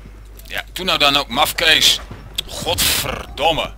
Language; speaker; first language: Dutch; native; Dutch